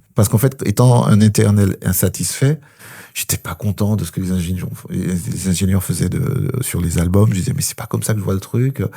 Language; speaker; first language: French; early bilingual, other home language; Spanish